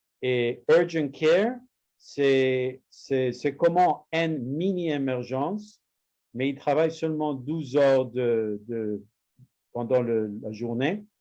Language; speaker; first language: French; non-native, learner; Spanish